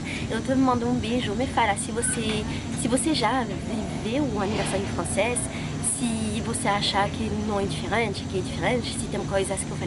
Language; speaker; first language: Portuguese; non-native, fluent; French